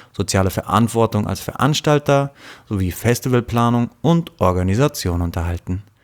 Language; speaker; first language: German; native; German